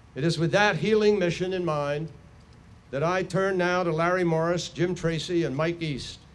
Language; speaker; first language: English; native; English